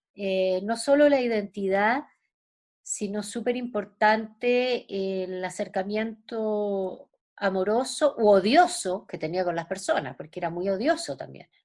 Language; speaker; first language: Spanish; native; Spanish